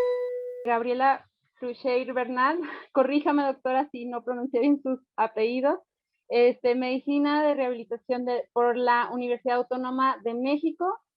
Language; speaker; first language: Spanish; native; Spanish